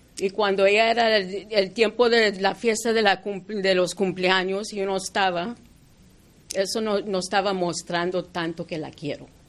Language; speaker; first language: Spanish; non-native, fluent; English